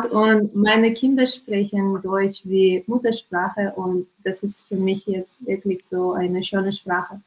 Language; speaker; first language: German; non-native, learner; Russian